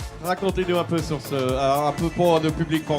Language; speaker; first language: French; native; French